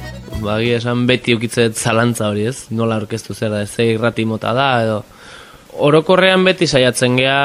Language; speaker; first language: Basque; native; Basque